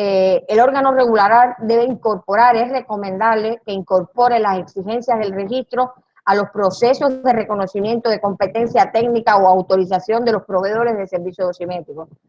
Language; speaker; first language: Spanish; native; Spanish